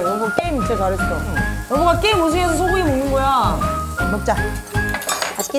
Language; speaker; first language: Korean; native; Korean